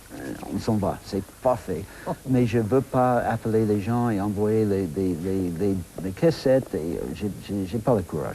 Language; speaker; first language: French; non-native, fluent; English